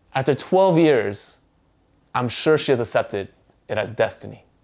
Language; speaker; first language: English; early bilingual, other home language; Korean